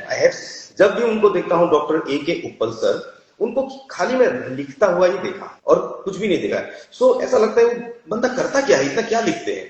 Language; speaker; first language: Hindi; non-native, local second language; Assamese